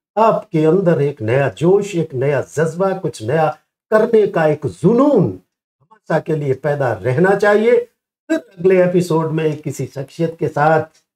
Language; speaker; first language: Hindi; native; Hindi